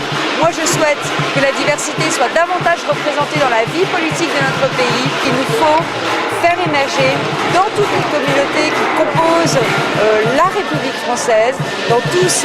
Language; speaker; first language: French; native; French